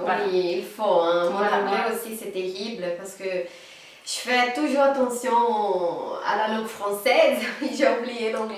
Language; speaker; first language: French; non-native, fluent; Portuguese